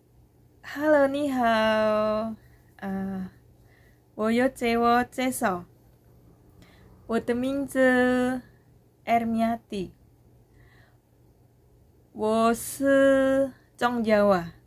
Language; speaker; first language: Chinese; non-native, learner; Indonesian